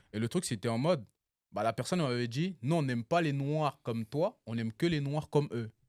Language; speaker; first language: French; early bilingual, other home language; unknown